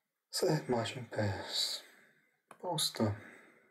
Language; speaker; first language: Japanese; non-native, learner; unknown